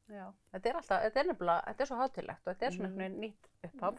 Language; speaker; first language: Icelandic; native; Icelandic